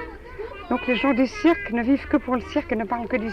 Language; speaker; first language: French; native; French